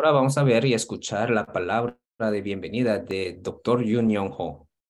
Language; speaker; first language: Spanish; non-native, fluent; Korean